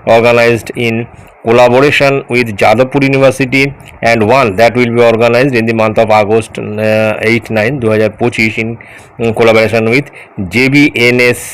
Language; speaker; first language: English; non-native, local second language; Bangla